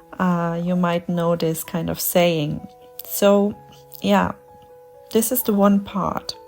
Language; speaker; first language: English; non-native, fluent; German